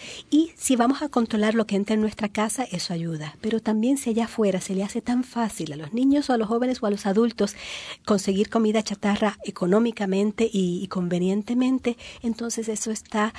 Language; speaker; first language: Spanish; native; Spanish